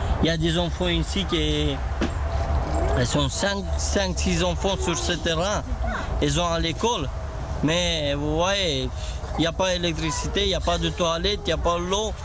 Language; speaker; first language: French; non-native, learner; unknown